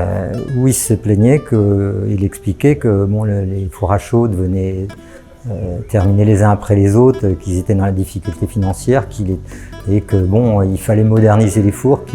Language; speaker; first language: French; native; French